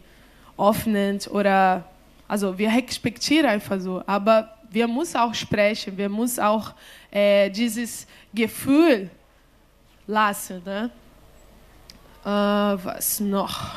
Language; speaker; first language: German; non-native, learner; Portuguese